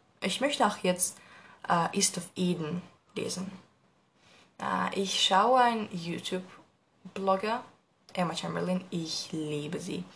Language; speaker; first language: German; non-native, learner; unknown